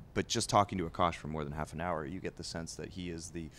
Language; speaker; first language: English; native; English